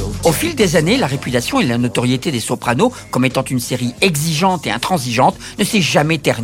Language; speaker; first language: French; native; French